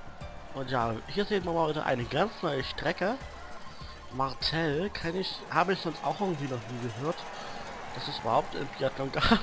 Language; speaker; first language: German; native; German